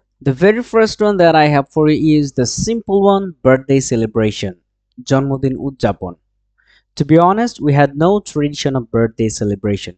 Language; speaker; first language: English; non-native, local second language; Bangla